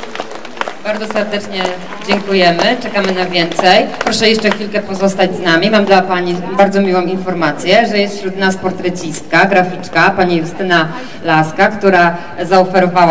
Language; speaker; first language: Polish; native; Polish